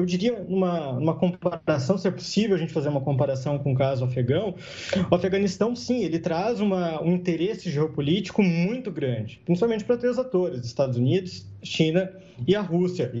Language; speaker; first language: Portuguese; native; Portuguese